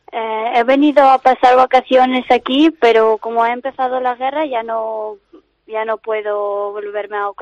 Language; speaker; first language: Spanish; non-native, fluent; Ukrainian